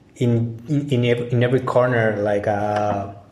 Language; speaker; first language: English; non-native, fluent; Spanish